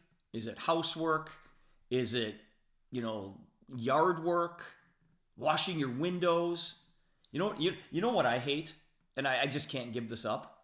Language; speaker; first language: English; native; English